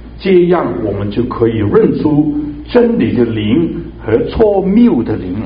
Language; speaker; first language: Chinese; non-native, local second language; Cantonese